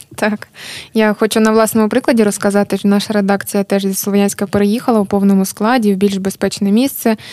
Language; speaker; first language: Ukrainian; native; Ukrainian